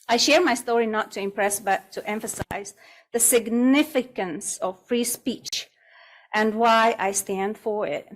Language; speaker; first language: English; non-native, fluent; Russian